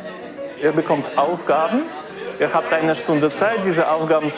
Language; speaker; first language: German; non-native, fluent; Russian